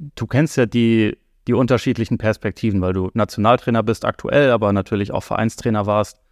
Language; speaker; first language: German; native; German